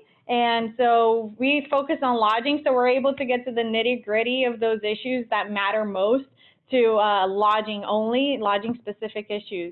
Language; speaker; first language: English; early bilingual, other home language; Portuguese